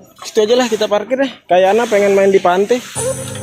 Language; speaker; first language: Indonesian; native; Indonesian